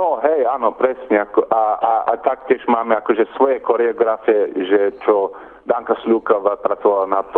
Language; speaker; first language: Slovak; early bilingual, heritage; Slovak